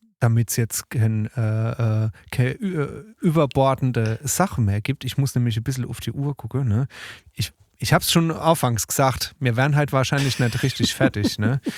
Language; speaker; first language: German; native; German